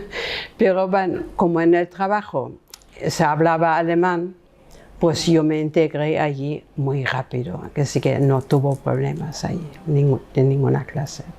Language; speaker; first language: Spanish; non-native, fluent; German